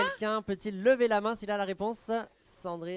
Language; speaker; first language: French; native; French